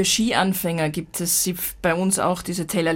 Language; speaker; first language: German; native; German